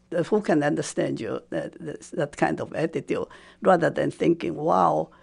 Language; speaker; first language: English; non-native, fluent; Japanese